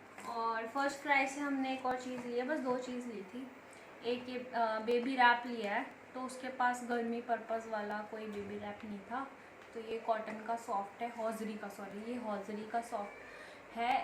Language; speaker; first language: Hindi; native; Hindi